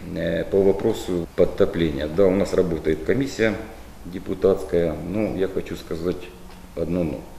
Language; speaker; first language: Russian; native; Russian